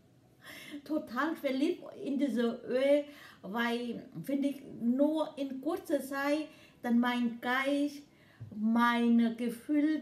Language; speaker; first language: German; non-native, learner; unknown